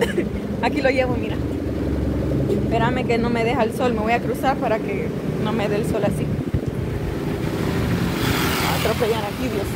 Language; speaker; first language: Spanish; native; Spanish